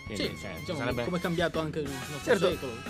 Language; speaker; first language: Italian; native; Italian